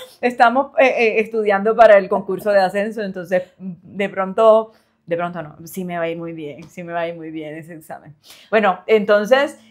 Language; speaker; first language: Spanish; native; Spanish